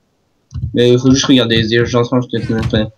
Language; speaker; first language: French; native; French